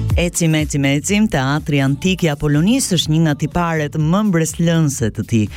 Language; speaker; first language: Albanian; early bilingual, heritage; Albanian